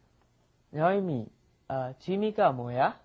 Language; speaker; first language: Korean; non-native, learner; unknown